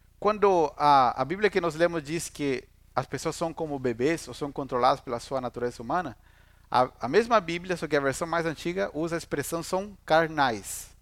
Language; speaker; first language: Portuguese; non-native, fluent; Spanish